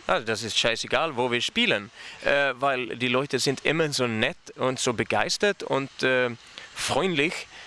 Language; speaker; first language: German; non-native, learner; Swedish